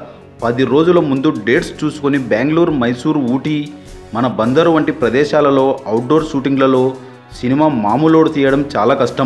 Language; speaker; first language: Telugu; native; Telugu